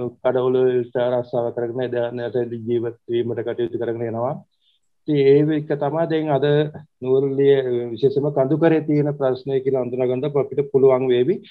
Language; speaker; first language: Sinhala; non-native, local second language; Tamil